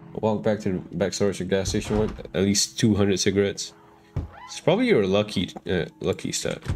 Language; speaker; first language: English; non-native, local second language; Malay